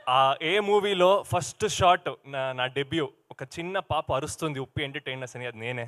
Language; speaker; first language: Telugu; non-native, learner; Kannada